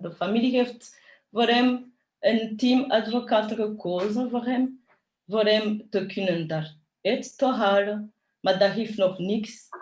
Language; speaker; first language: Dutch; early bilingual, other home language; Kinyarwanda